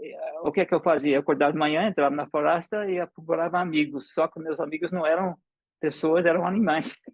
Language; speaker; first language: Portuguese; early bilingual, other home language; English